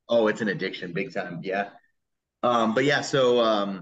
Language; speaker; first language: English; native; English